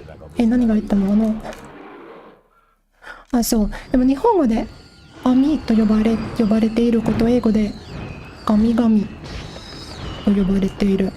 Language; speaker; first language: Japanese; non-native, learner; English